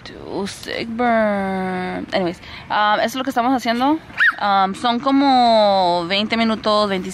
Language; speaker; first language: Spanish; early bilingual, heritage; Spanish